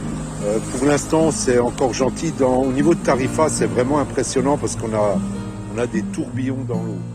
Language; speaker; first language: French; native; French